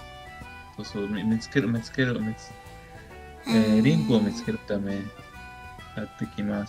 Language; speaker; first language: Japanese; non-native, learner; Spanish